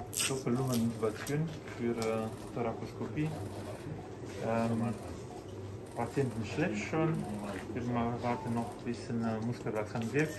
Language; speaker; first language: German; non-native, learner; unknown